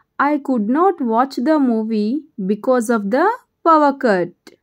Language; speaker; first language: English; non-native, local second language; Telugu